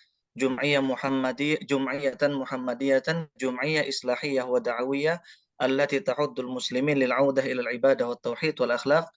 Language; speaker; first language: Arabic; non-native, learner; Indonesian